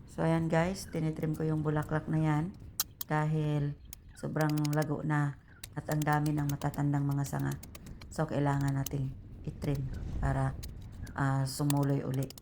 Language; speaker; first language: Filipino; non-native, local second language; Cebuano